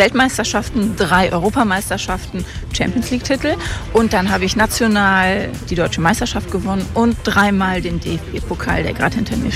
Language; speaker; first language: German; native; German